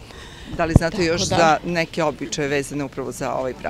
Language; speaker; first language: Serbian; native; Serbian